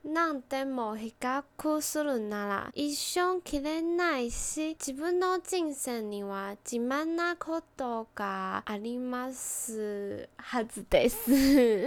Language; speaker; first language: Japanese; non-native, learner; Chinese